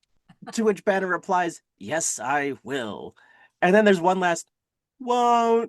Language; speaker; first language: English; native; English